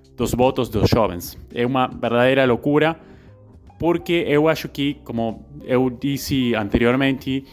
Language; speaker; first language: Portuguese; non-native, learner; Spanish